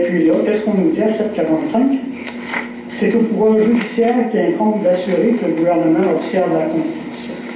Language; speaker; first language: French; native; French